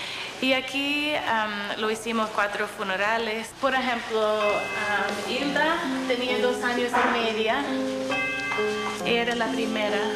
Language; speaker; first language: Spanish; non-native, fluent; English